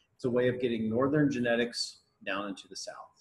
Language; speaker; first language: English; native; English